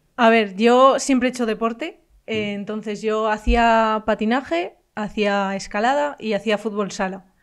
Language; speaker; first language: Spanish; native; Spanish